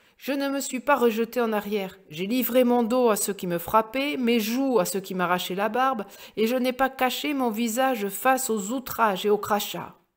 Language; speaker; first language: French; native; French